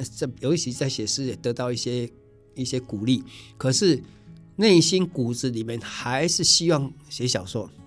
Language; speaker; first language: Chinese; non-native, local second language; Min Nan Chinese